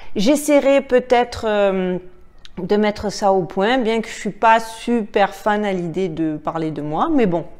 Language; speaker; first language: French; native; French